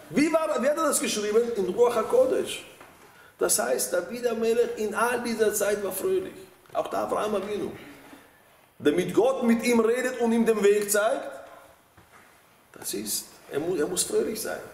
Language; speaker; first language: German; non-native, fluent; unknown